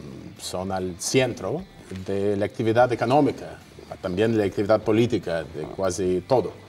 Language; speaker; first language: Spanish; non-native, fluent; Russian